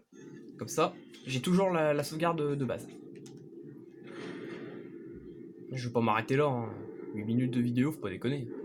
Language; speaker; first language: French; native; French